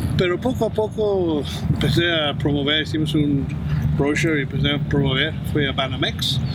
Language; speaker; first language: Spanish; non-native, fluent; English